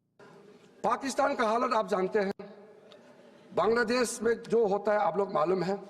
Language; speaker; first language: Hindi; non-native, local second language; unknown